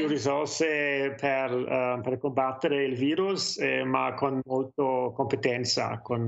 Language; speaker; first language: Italian; non-native, learner; German